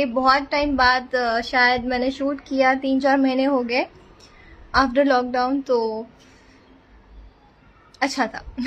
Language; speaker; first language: Hindi; native; Hindi